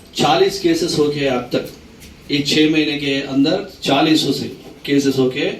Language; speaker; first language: Hindi; non-native, local second language; Telugu